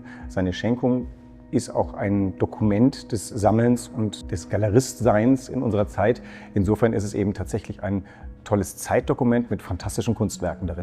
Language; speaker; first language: German; native; German